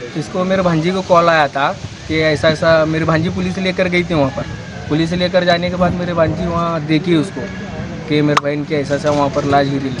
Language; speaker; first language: Hindi; non-native, local second language; Urdu